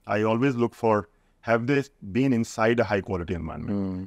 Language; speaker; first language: English; non-native, local second language; Hindi